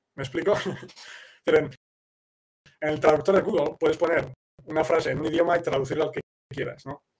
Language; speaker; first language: Spanish; native; Spanish